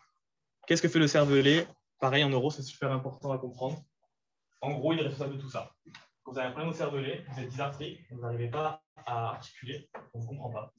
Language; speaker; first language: French; native; French